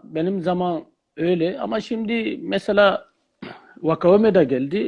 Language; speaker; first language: Turkish; non-native, learner; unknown